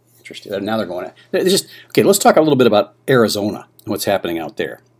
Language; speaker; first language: English; native; English